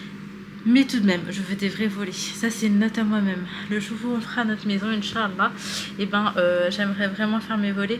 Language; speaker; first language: French; native; French